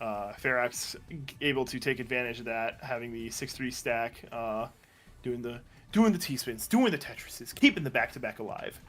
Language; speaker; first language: English; native; English